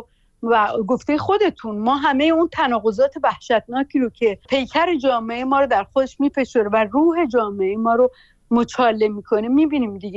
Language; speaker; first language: Persian; native; Persian